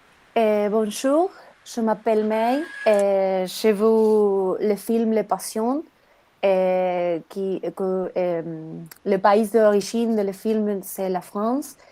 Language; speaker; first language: French; non-native, learner; Spanish